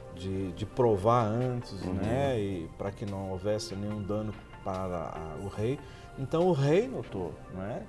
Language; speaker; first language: Portuguese; native; Portuguese